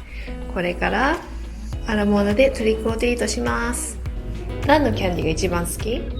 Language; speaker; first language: Japanese; native; Japanese